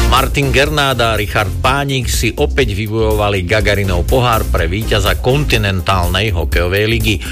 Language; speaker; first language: Slovak; native; Slovak